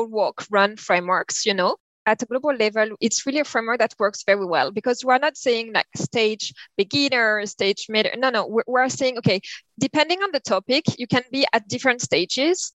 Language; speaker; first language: English; non-native, fluent; French